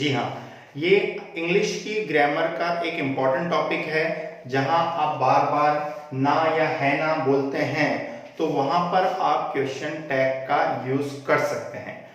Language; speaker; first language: Hindi; native; Hindi